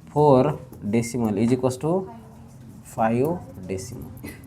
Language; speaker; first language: Hindi; non-native, local second language; Marathi